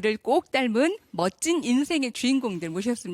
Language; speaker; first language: Korean; native; Korean